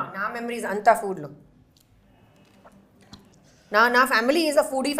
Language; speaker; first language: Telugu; non-native, local second language; Hindi